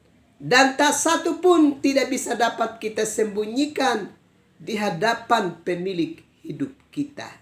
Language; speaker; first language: Indonesian; native; Indonesian